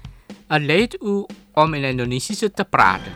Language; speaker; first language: Dutch; non-native, fluent; Indonesian